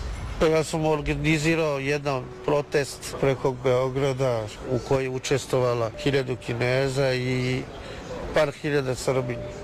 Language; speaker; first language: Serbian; non-native, fluent; Chinese